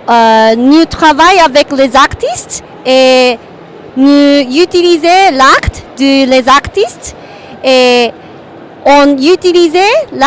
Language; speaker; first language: French; non-native, learner; Japanese